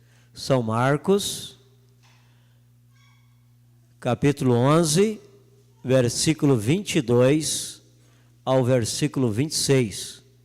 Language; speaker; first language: Portuguese; native; Portuguese